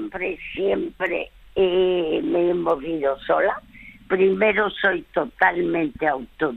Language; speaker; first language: Spanish; early bilingual, other home language; French